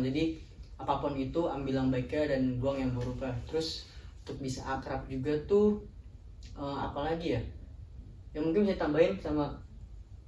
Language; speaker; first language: Indonesian; native; Indonesian